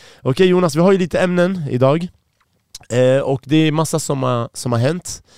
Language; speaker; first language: Swedish; early bilingual, other home language; Persian